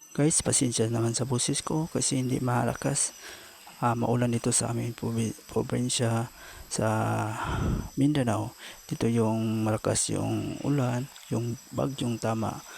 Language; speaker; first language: Filipino; non-native, local second language; Cebuano